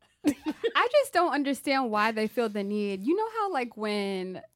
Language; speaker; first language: English; native; English